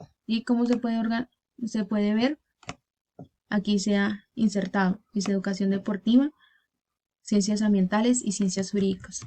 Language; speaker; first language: Spanish; native; Spanish